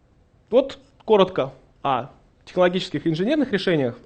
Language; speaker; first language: Russian; native; Russian